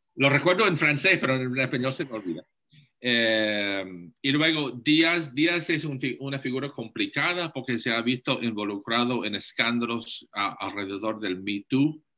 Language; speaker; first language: Spanish; non-native, fluent; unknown